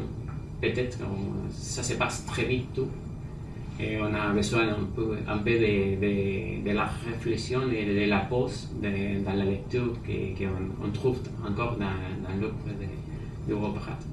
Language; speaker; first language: French; non-native, fluent; Spanish